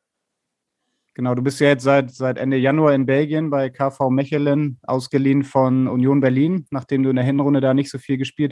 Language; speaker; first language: German; native; German